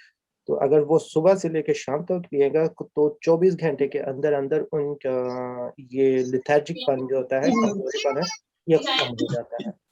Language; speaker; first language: Urdu; native; Urdu